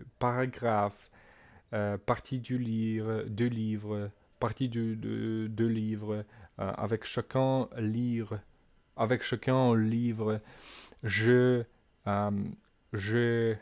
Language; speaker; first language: French; non-native, learner; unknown